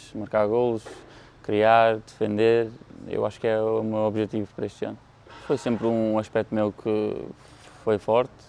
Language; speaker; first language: Portuguese; early bilingual, heritage; English